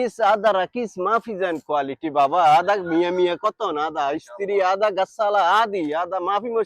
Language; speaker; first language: Arabic; non-native, learner; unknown